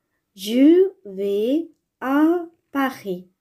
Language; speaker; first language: French; non-native, fluent; Tamil